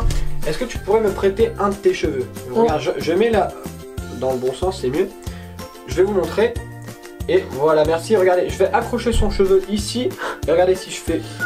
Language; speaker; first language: French; native; French